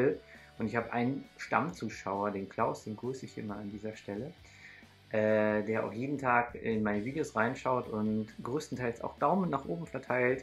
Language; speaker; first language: German; native; German